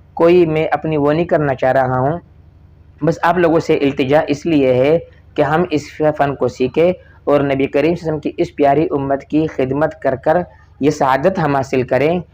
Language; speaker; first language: Urdu; non-native, local second language; Pashto